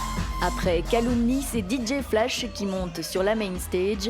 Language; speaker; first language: French; native; French